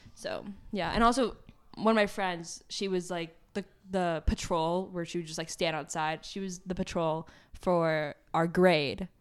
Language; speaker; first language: English; native; English